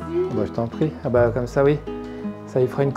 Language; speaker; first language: French; native; French